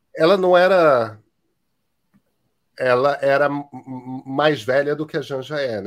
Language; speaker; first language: Portuguese; native; Portuguese